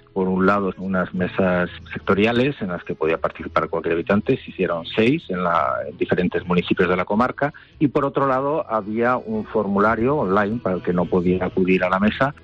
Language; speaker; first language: Spanish; native; Spanish